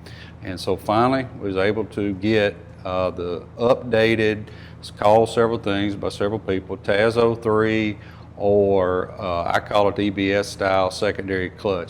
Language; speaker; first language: English; native; English